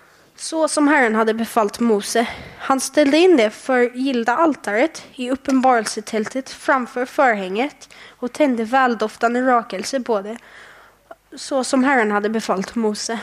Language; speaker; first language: Swedish; native; Swedish